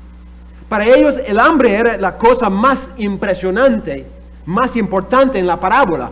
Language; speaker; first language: Spanish; non-native, fluent; English